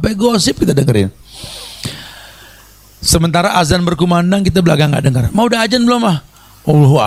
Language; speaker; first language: Indonesian; native; Indonesian